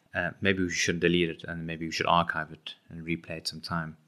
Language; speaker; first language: English; native; English